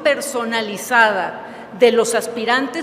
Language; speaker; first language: Spanish; native; Spanish